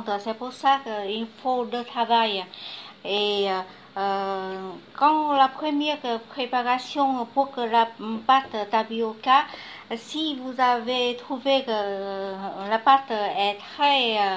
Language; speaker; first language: French; non-native, learner; Vietnamese